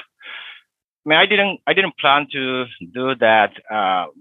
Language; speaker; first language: English; non-native, fluent; Japanese